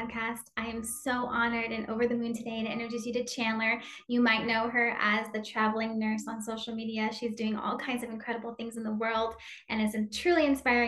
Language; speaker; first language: English; native; English